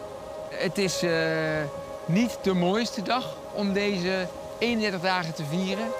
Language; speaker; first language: Dutch; native; Dutch